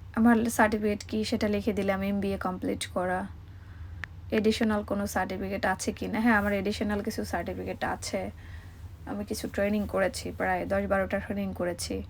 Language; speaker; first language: Bangla; native; Bangla